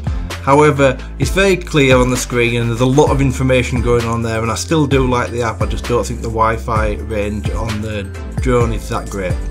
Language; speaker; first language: English; native; English